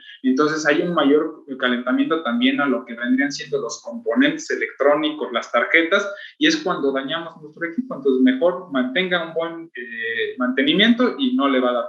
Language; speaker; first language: Spanish; native; Spanish